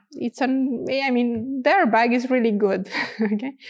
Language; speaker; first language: English; non-native, fluent; Romanian